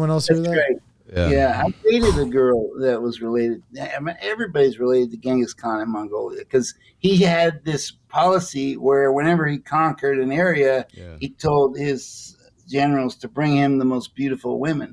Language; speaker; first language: English; native; English